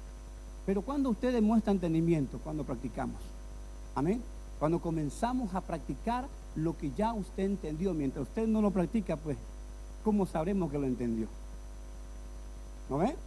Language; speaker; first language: Spanish; native; Spanish